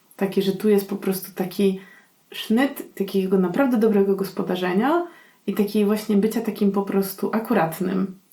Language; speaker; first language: Polish; native; Polish